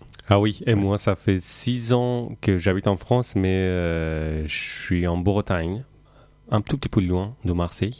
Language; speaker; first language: French; non-native, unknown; Persian